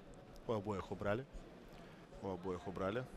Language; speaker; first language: Russian; native; Russian